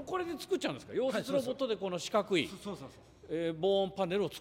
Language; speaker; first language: Japanese; native; Japanese